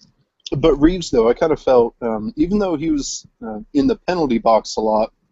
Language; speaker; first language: English; native; English